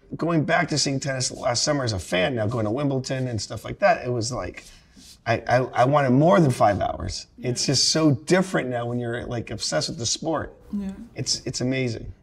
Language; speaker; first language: English; native; English